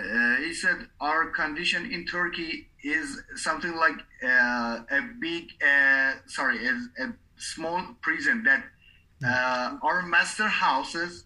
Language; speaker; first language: English; non-native, learner; Persian